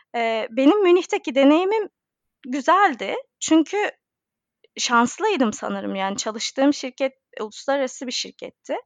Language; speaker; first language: Turkish; native; Turkish